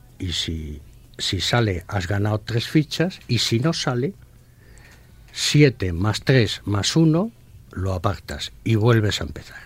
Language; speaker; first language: Spanish; native; Spanish